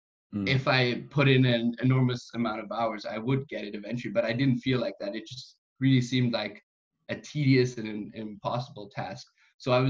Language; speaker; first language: English; non-native, fluent; German